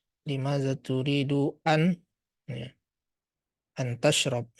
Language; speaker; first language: Arabic; non-native, fluent; Indonesian